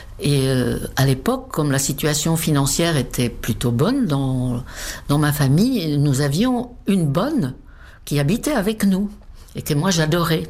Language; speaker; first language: French; non-native, fluent; Czech